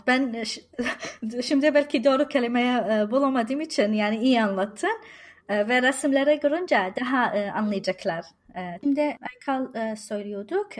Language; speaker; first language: Turkish; non-native, learner; Arabic